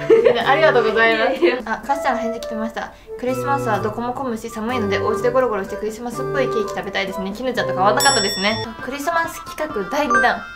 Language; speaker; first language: Japanese; native; Japanese